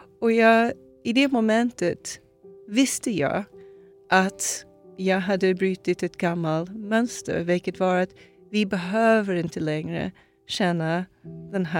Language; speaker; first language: Swedish; non-native, fluent; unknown